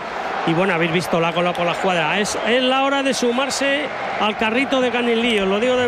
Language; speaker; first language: Spanish; native; Spanish